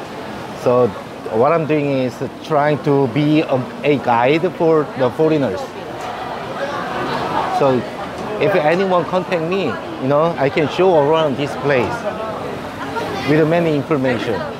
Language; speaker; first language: English; non-native, learner; Korean